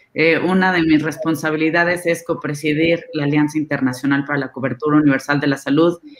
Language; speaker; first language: Spanish; native; Spanish